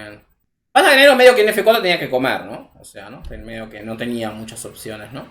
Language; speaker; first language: Spanish; native; Spanish